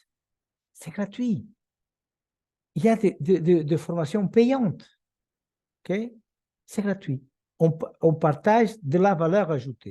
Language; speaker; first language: French; non-native, fluent; Portuguese